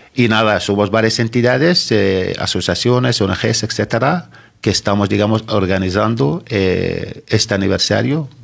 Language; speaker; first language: Spanish; non-native, fluent; Arabic